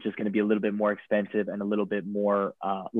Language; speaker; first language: English; native; English